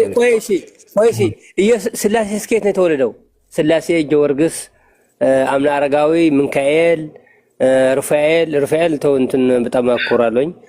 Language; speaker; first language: Amharic; non-native, local second language; Tigrinya